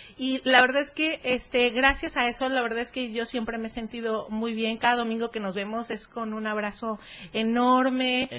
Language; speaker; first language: Spanish; native; Spanish